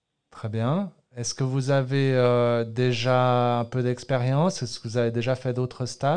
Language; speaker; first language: French; native; French